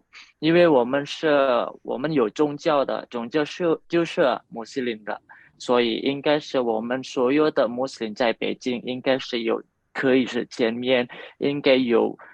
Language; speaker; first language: Chinese; non-native, learner; Indonesian